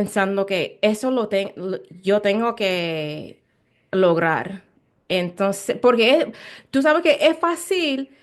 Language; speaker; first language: Spanish; non-native, learner; English